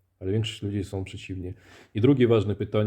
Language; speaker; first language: Polish; non-native, fluent; Russian